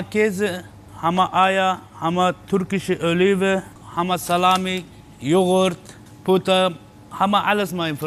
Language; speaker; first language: German; non-native, learner; Turkish